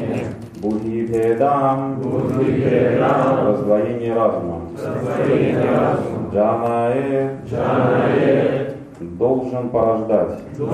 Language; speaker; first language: Russian; native; Russian